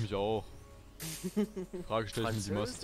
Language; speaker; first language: German; native; German